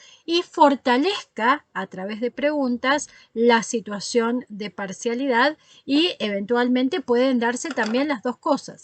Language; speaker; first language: Spanish; native; Spanish